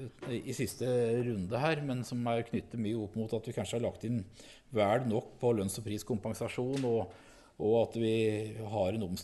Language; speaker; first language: Norwegian; native; Norwegian